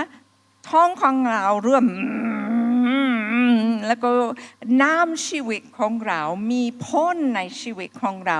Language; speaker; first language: Thai; non-native, fluent; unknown